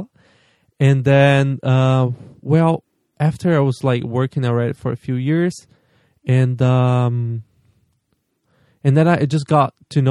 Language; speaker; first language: English; non-native, fluent; Portuguese